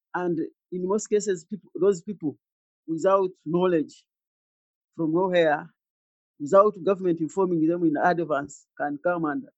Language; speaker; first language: English; non-native, local second language; Ganda